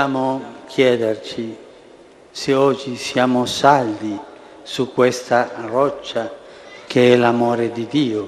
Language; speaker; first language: Italian; non-native, fluent; Spanish